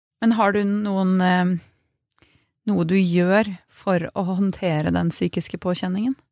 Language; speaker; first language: Norwegian; native; Norwegian